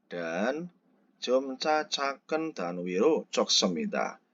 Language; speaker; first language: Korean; non-native, fluent; Indonesian